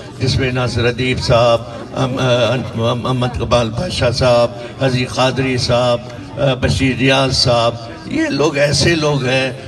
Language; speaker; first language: Urdu; non-native, local second language; Sindhi